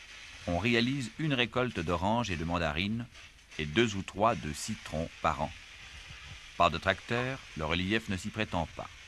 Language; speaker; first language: French; native; French